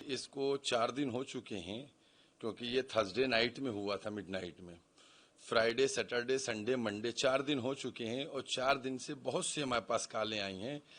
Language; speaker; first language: Urdu; native; Urdu